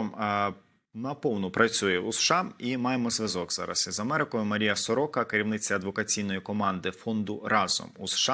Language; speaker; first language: Ukrainian; native; Ukrainian